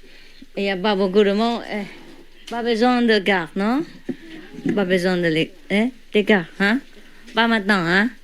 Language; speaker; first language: French; non-native, learner; Vietnamese